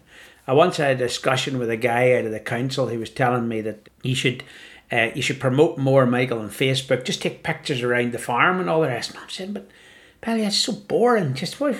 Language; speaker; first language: English; native; English